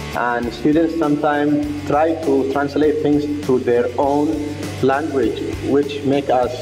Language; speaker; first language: English; non-native, fluent; Arabic